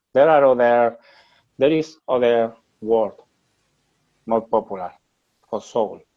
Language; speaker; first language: English; non-native, learner; Spanish